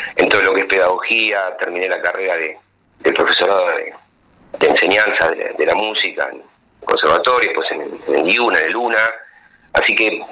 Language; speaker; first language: Spanish; native; Spanish